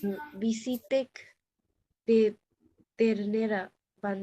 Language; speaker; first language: Spanish; non-native, learner; Bangla